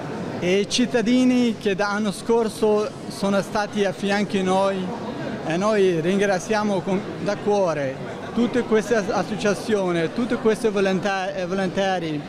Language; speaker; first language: Italian; non-native, learner; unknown